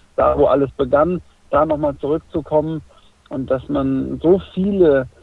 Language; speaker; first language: German; native; German